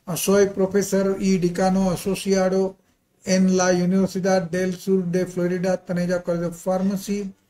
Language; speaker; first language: Spanish; non-native, learner; Hindi